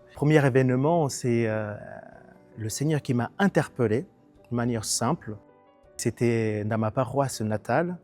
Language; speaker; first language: French; non-native, local second language; Kinyarwanda